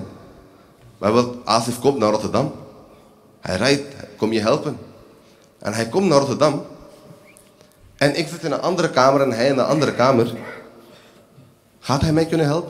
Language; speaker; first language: Dutch; early bilingual, other home language; Urdu